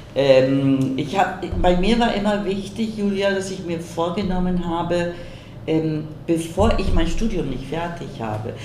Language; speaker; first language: German; early bilingual, other home language; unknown